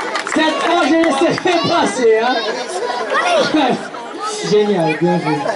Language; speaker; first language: French; non-native, fluent; Portuguese